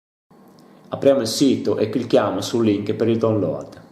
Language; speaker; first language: Italian; native; Italian